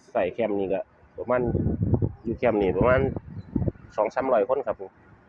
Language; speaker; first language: Thai; native; Thai